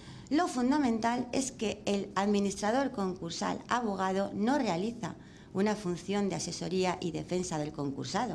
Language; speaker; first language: Spanish; native; Spanish